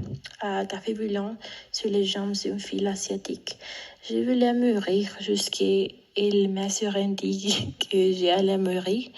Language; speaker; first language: French; non-native, learner; Spanish